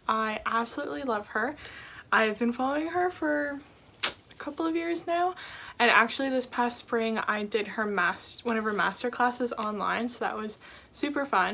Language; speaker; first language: English; native; English